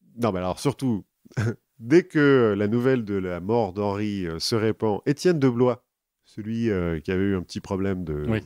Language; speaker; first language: French; native; French